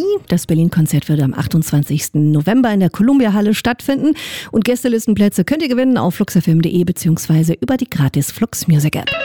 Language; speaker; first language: German; native; German